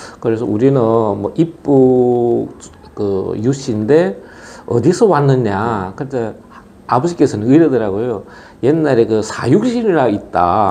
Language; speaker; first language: Korean; early bilingual, other home language; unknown